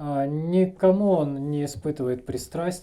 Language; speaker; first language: Russian; native; Russian